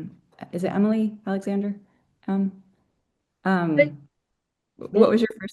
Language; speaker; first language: English; native; English